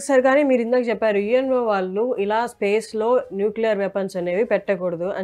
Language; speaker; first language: Telugu; native; Telugu